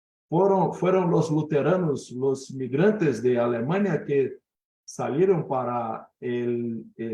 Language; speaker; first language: Spanish; non-native, fluent; Portuguese